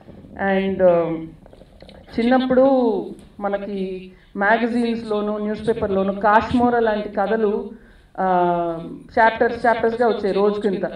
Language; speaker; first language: Telugu; native; Telugu